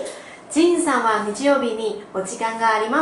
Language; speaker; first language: Japanese; non-native, learner; Korean